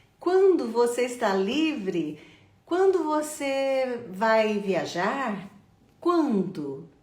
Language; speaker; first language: Portuguese; native; Portuguese